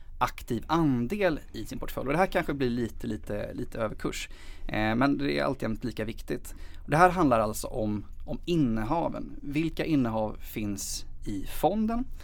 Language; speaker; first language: Swedish; native; Swedish